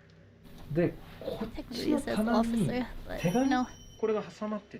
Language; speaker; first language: Japanese; native; Japanese